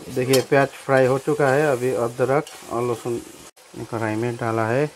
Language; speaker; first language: Hindi; non-native, local second language; Nepali